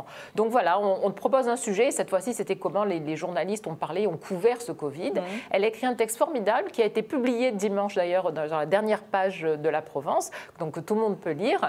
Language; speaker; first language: French; native; French